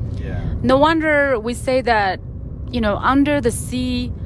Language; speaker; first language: English; non-native, fluent; Chinese